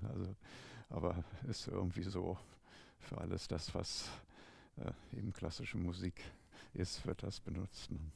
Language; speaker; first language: German; native; German